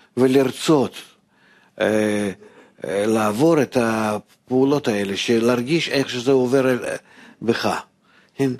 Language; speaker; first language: Hebrew; non-native, fluent; Russian